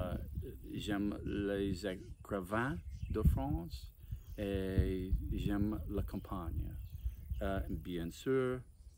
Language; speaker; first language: French; non-native, learner; English